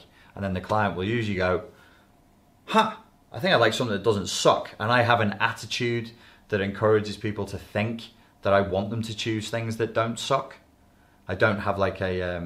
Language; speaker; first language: English; native; English